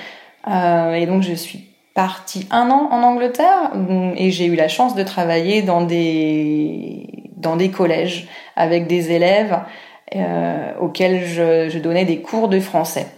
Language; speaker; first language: French; native; French